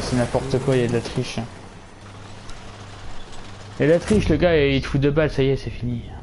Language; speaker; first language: French; native; French